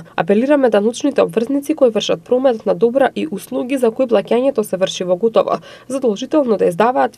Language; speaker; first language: Macedonian; native; Macedonian